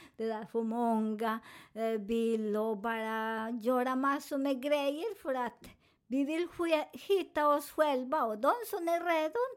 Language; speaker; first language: Swedish; non-native, fluent; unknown